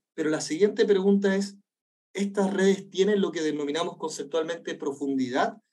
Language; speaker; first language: Spanish; native; Spanish